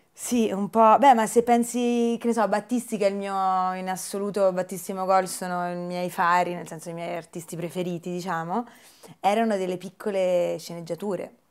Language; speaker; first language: Italian; native; Italian